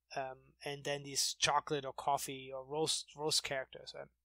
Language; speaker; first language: English; non-native, fluent; German